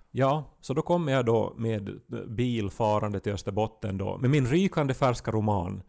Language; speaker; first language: Swedish; native; Swedish